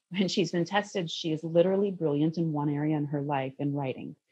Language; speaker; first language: English; native; English